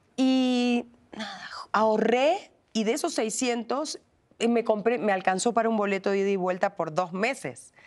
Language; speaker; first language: Spanish; native; Spanish